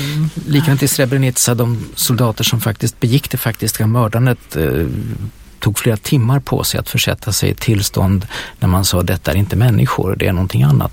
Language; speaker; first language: Swedish; native; Swedish